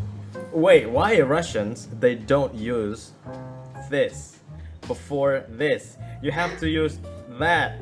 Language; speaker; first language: English; non-native, fluent; Indonesian